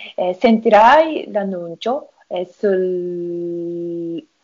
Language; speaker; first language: Italian; non-native, learner; Japanese